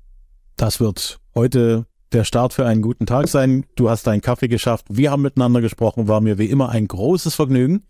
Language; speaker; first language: German; native; German